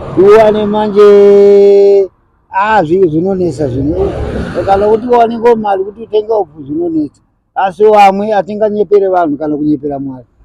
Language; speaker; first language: Shona; early bilingual, other home language; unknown